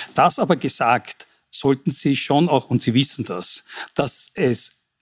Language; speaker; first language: German; native; German